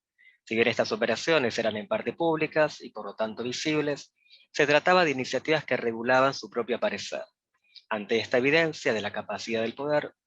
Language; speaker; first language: Spanish; native; Spanish